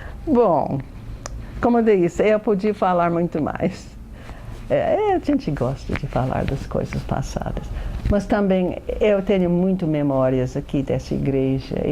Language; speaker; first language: Portuguese; non-native, fluent; English